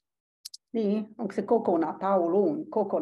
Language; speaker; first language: Finnish; non-native, learner; Chinese